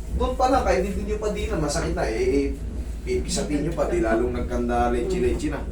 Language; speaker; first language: Filipino; native; Filipino